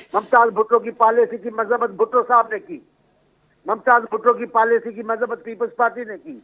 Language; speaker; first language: Urdu; non-native, local second language; Sindhi